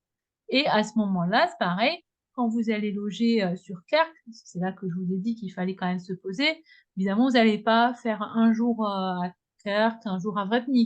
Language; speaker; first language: French; native; French